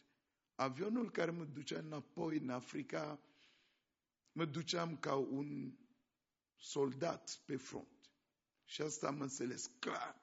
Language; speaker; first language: Romanian; non-native, fluent; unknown